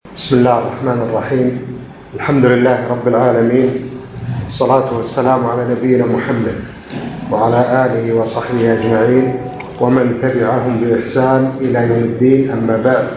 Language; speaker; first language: Arabic; native; Arabic